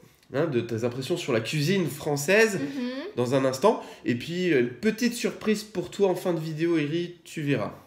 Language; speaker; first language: French; native; French